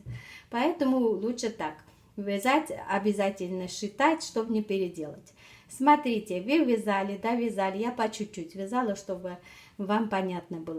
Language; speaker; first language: Russian; non-native, fluent; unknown